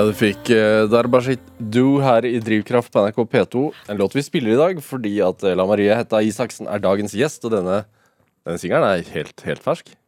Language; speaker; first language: Norwegian; native; Norwegian